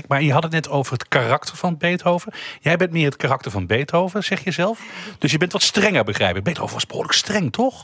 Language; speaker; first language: Dutch; native; Dutch